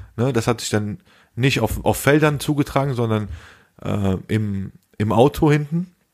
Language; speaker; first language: German; early bilingual, other home language; Turkish